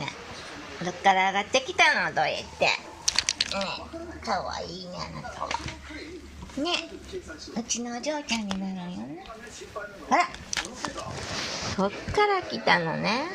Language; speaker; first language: Japanese; native; Japanese